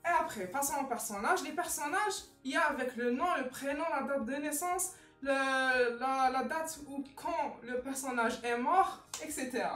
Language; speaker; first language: French; non-native, local second language; Arabic